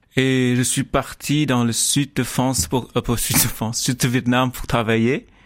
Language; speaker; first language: French; non-native, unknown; Vietnamese